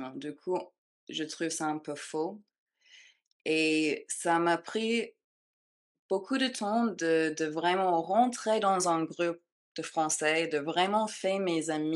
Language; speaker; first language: French; non-native, fluent; English